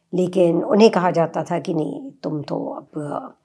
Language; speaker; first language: Hindi; native; Hindi